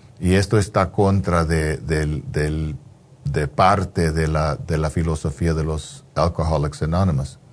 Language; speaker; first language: Spanish; non-native, fluent; English